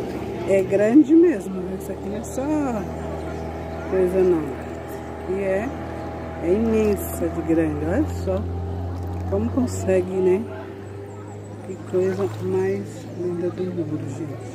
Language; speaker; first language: Portuguese; native; Portuguese